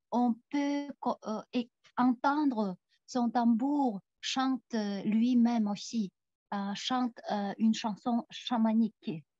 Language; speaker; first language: French; non-native, fluent; Tuvinian